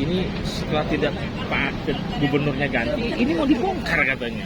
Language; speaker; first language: Indonesian; native; Indonesian